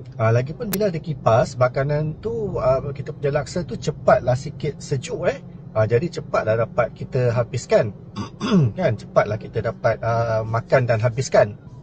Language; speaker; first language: Malay; native; Malay